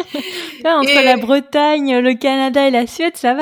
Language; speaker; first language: French; non-native, fluent; Portuguese